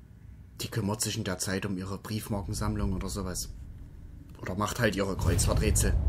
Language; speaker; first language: German; native; German